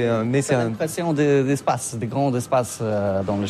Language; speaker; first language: French; non-native, learner; Polish